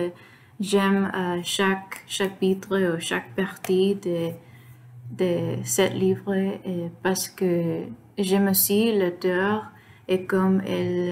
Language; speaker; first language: French; non-native, learner; Spanish